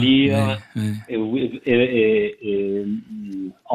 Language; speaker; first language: French; non-native, fluent; Persian